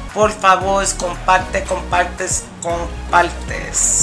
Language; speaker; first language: Spanish; early bilingual, heritage; Spanish